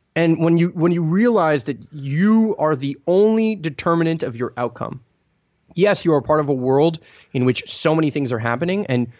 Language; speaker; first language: English; non-native, fluent; Italian